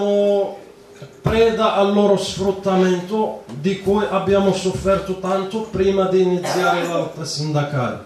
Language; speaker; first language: Italian; non-native, fluent; Arabic